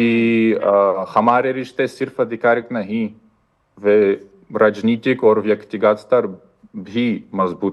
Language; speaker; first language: Hindi; non-native, fluent; Russian